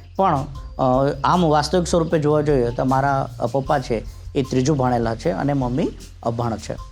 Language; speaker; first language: Gujarati; non-native, local second language; Vasavi